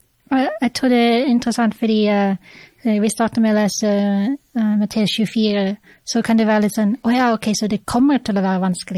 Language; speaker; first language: Norwegian; non-native, fluent; English